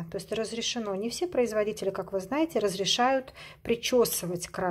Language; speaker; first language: Russian; native; Russian